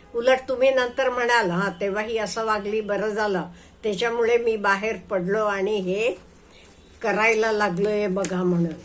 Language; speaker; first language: Marathi; non-native, fluent; Hindi